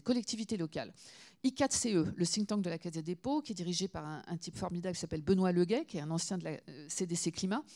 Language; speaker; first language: French; native; French